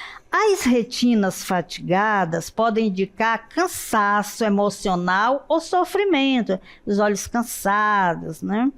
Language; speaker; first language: Portuguese; native; Portuguese